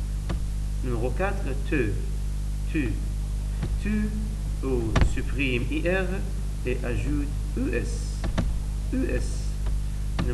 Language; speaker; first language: French; non-native, learner; Arabic